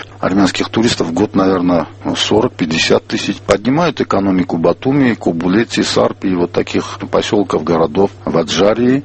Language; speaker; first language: Russian; non-native, local second language; Armenian